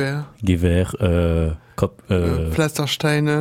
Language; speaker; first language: German; non-native, learner; French